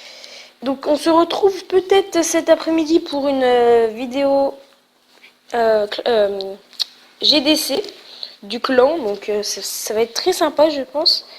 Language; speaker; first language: French; native; French